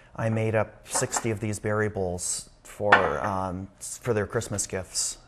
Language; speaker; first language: English; native; English